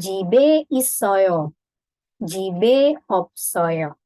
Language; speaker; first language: Korean; non-native, fluent; Indonesian